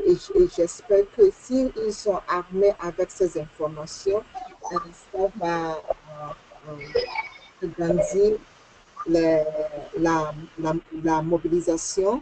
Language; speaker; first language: French; non-native, fluent; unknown